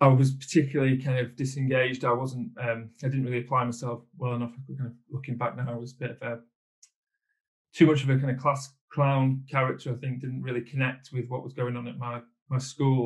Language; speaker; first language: English; native; English